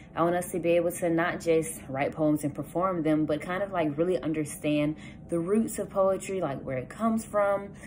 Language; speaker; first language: English; native; English